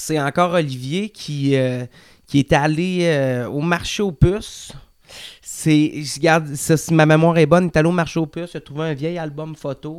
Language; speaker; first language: French; native; French